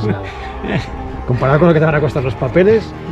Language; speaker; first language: Spanish; native; Spanish